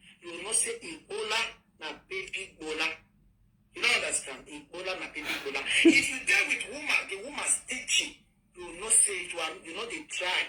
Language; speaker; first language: Nigerian Pidgin; native; Nigerian Pidgin